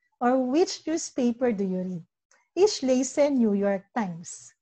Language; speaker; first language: English; non-native, local second language; Filipino